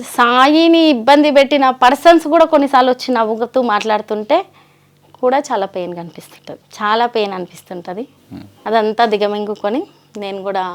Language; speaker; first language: Telugu; native; Telugu